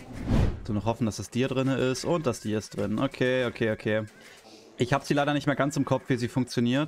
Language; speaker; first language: German; native; German